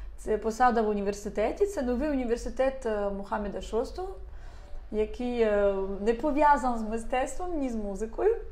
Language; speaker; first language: Ukrainian; non-native, local second language; Russian